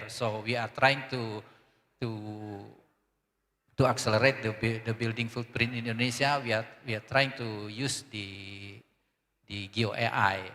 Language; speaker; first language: English; non-native, learner; Indonesian